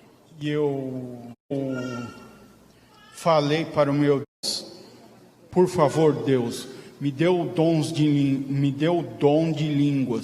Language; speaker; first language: Portuguese; non-native, fluent; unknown